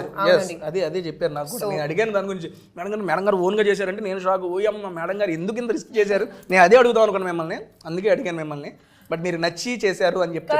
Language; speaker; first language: Telugu; native; Telugu